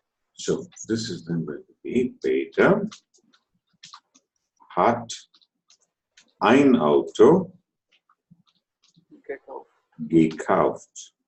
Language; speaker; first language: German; non-native, fluent; Telugu